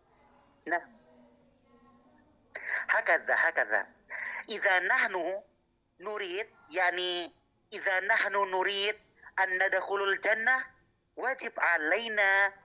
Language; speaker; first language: Arabic; non-native, learner; Indonesian